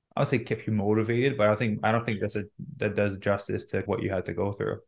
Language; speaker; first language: English; non-native, fluent; French